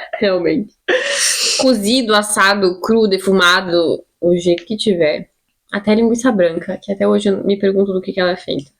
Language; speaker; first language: Portuguese; native; Portuguese